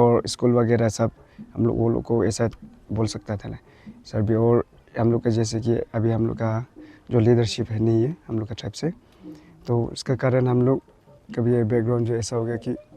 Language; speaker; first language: Hindi; non-native, local second language; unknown